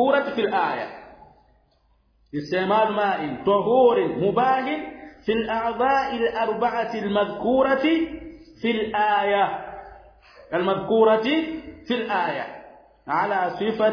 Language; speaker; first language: Arabic; non-native, fluent; Swahili